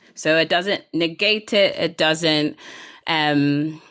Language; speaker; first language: English; native; English